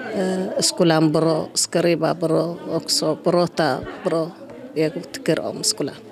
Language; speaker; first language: Swedish; non-native, learner; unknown